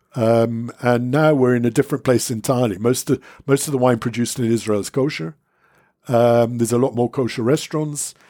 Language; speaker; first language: English; native; English